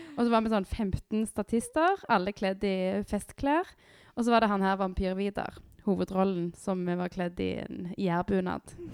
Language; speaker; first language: Norwegian; native; Norwegian